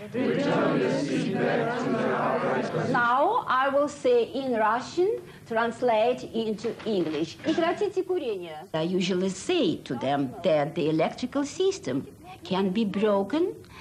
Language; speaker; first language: English; non-native, fluent; Russian